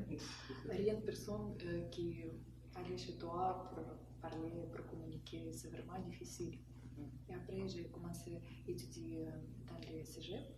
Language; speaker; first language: French; non-native, learner; Russian